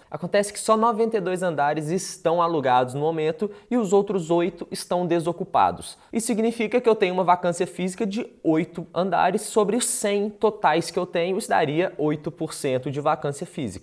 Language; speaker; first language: Portuguese; native; Portuguese